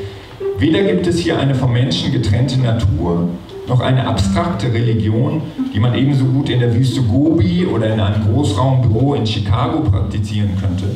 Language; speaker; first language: German; native; German